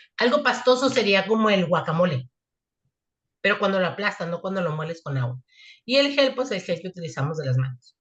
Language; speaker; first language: Spanish; native; Spanish